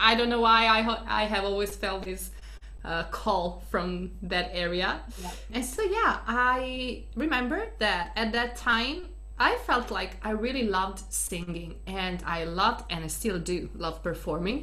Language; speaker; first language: English; non-native, fluent; Italian